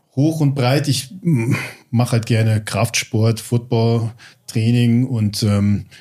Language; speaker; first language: German; early bilingual, other home language; English